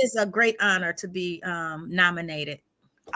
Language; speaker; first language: English; native; English